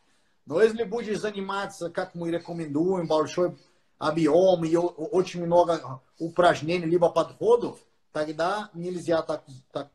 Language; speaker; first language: Russian; non-native, fluent; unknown